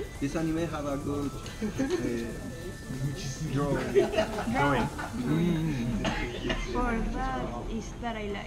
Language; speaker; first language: English; non-native, learner; Spanish